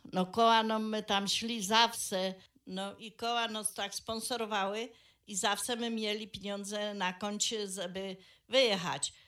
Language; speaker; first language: Polish; native; Polish